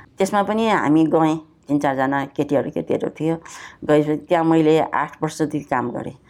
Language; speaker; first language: Nepali; non-native, local second language; Newari